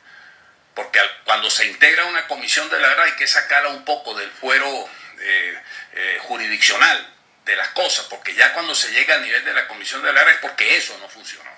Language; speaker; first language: Spanish; native; Spanish